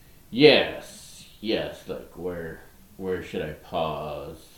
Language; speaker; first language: English; native; English